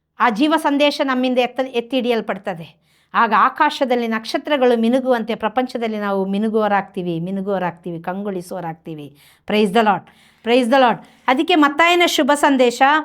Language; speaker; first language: Kannada; native; Kannada